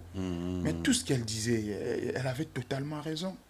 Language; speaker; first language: French; non-native, local second language; Lingala